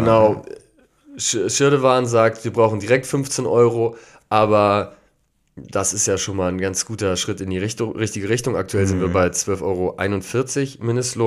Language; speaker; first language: German; native; German